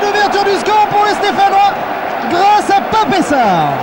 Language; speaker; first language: French; native; French